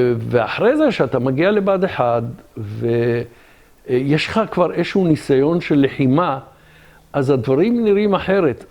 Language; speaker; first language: Hebrew; early bilingual, other home language; Arabic